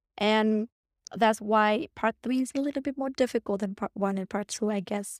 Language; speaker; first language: English; non-native, fluent; Vietnamese